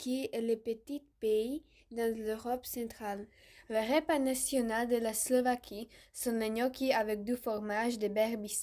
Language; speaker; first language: French; non-native, learner; Slovak